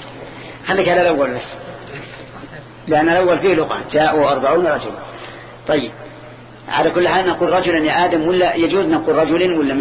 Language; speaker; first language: Arabic; native; Arabic